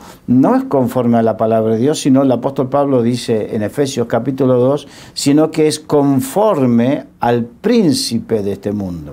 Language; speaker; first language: Spanish; native; Spanish